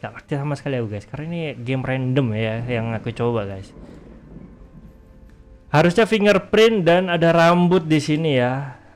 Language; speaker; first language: Indonesian; native; Indonesian